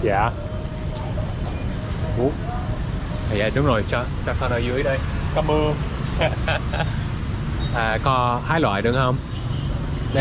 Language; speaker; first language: Vietnamese; non-native, learner; English